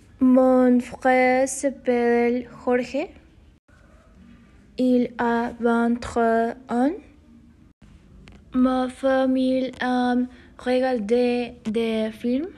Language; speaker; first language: French; non-native, learner; Spanish